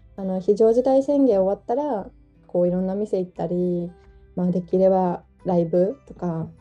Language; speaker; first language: Japanese; non-native, fluent; Georgian